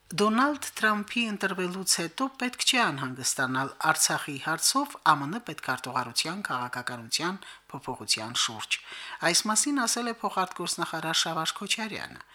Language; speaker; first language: Armenian; native; Armenian